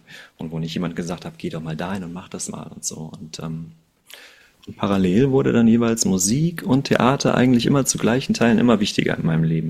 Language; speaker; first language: German; native; German